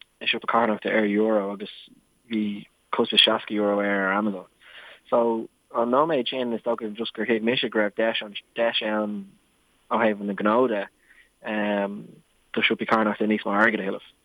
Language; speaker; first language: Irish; non-native, local second language; English